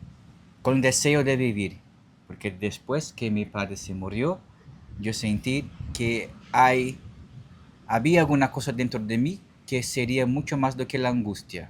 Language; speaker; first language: Spanish; non-native, learner; Portuguese